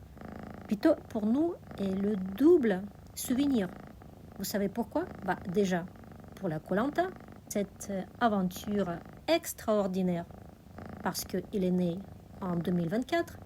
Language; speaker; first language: French; non-native, fluent; Russian